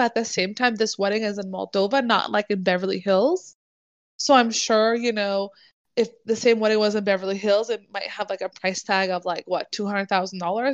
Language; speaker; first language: English; native; English